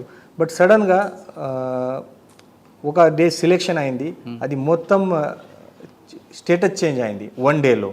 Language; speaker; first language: Telugu; non-native, fluent; Marathi